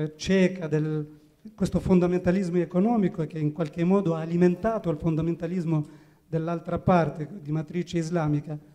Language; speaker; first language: Italian; non-native, fluent; Arabic